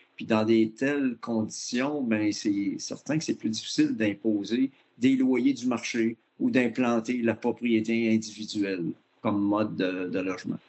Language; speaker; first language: French; native; French